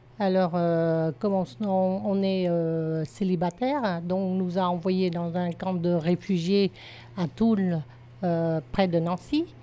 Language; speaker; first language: French; non-native, fluent; Vietnamese